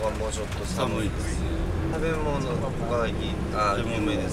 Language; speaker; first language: Japanese; non-native, learner; Korean